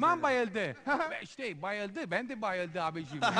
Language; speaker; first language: Turkish; non-native, fluent; Italian